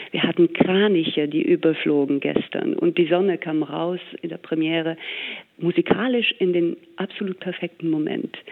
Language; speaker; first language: German; non-native, fluent; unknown